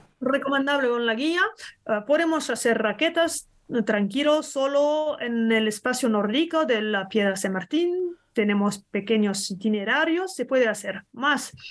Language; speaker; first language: Spanish; non-native, learner; French